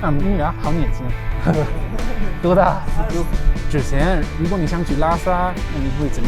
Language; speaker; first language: Chinese; non-native, fluent; English